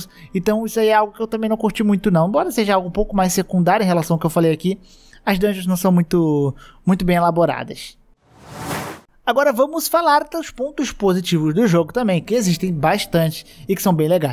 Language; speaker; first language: Portuguese; native; Portuguese